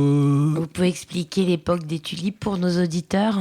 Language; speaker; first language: French; native; French